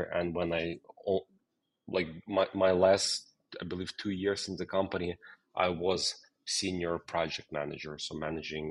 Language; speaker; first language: English; non-native, fluent; Ukrainian